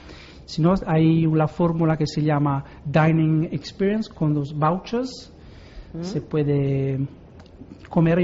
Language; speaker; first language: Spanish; non-native, learner; Italian